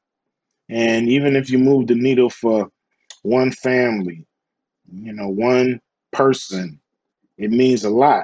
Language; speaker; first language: English; native; English